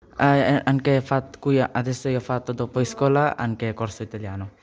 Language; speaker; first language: Italian; non-native, learner; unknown